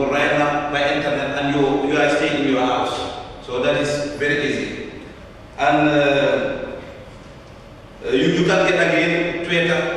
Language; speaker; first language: English; non-native, learner; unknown